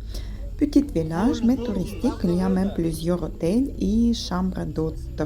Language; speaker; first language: French; non-native, fluent; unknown